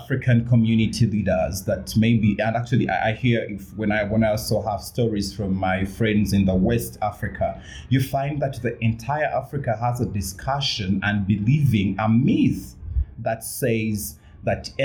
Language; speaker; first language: English; non-native, local second language; Ganda